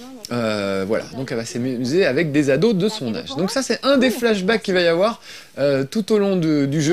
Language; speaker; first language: French; native; French